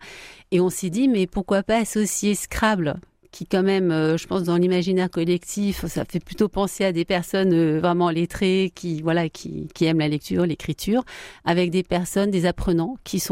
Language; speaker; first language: French; native; French